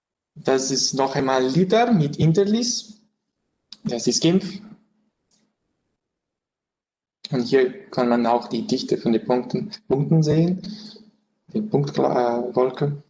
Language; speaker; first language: German; non-native, learner; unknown